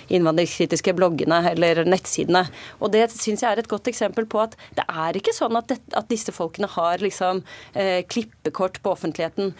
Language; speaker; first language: Norwegian; native; Norwegian